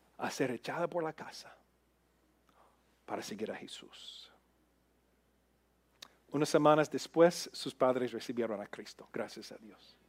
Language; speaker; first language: Spanish; non-native, fluent; English